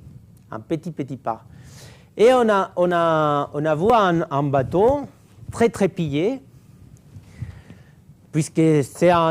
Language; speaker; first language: French; non-native, fluent; Catalan